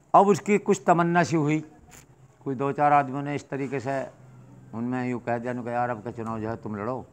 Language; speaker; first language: Hindi; native; Hindi